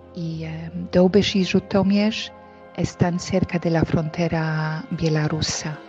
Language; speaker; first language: Spanish; non-native, fluent; Polish